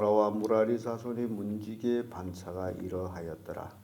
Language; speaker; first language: Korean; native; Korean